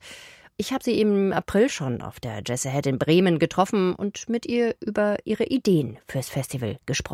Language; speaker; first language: German; native; German